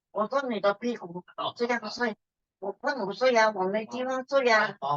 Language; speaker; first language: Chinese; early bilingual, heritage; Chinese